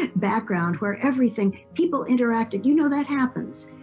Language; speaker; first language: English; native; English